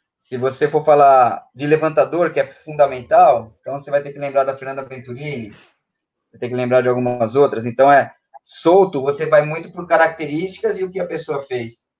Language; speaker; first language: Portuguese; native; Portuguese